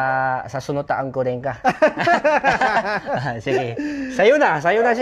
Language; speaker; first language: Filipino; non-native, learner; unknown